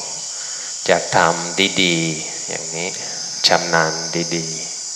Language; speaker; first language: Thai; non-native, fluent; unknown